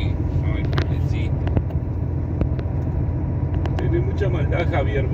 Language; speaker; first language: Spanish; native; Spanish